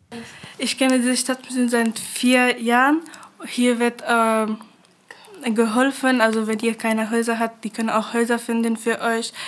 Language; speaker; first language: German; early bilingual, other home language; Pashto